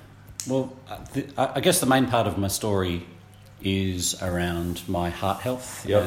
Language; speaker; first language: English; native; English